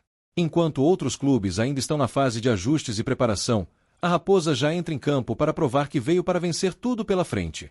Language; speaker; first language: Portuguese; native; Portuguese